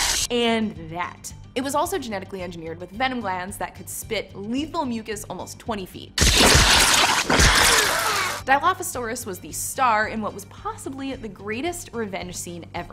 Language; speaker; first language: English; native; English